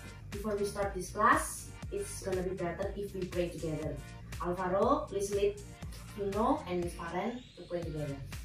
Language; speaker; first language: English; non-native, fluent; Indonesian